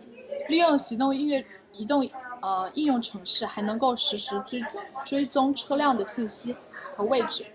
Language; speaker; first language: Chinese; native; Chinese